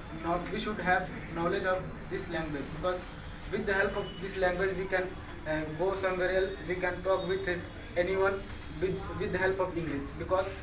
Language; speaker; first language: English; non-native, local second language; Hindi